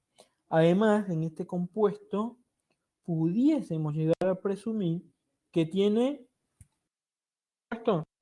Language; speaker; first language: Spanish; native; Spanish